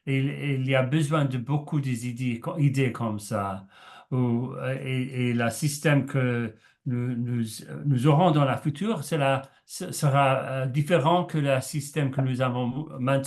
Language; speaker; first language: French; non-native, learner; English